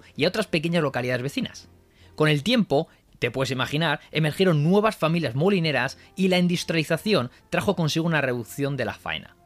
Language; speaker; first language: Spanish; native; Spanish